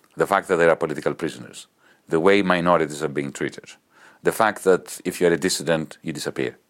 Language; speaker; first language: English; non-native, fluent; Greek